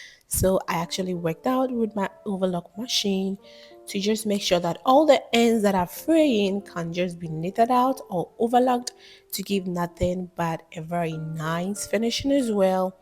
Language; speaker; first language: English; non-native, local second language; Akan